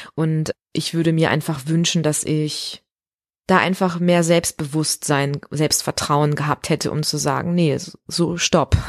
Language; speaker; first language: German; native; German